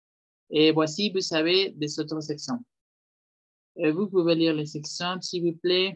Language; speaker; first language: French; non-native, fluent; Spanish